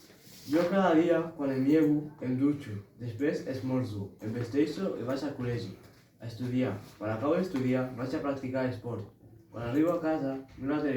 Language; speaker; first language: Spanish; non-native, learner; Arabic